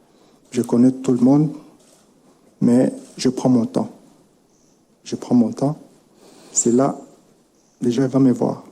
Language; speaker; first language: French; non-native, local second language; Lingala